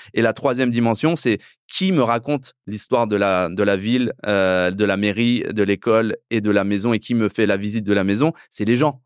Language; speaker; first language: French; early bilingual, other home language; Persian